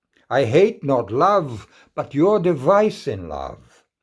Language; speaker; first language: English; native; English